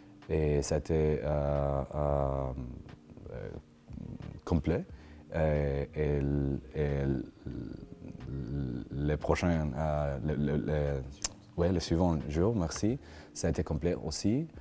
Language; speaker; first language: French; non-native, learner; Spanish